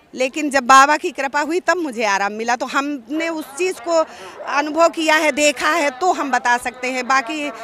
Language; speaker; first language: Hindi; native; Hindi